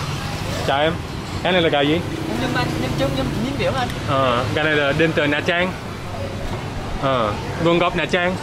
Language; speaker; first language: Vietnamese; non-native, learner; English